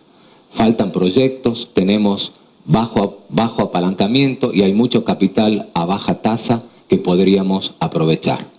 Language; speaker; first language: Spanish; native; Spanish